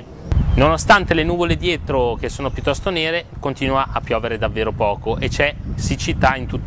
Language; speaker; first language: Italian; native; Italian